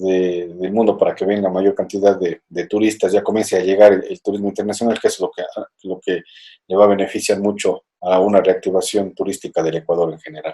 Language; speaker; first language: Spanish; native; Spanish